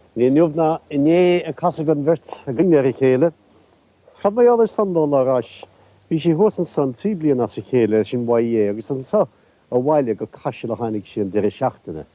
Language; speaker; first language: Irish; native; Irish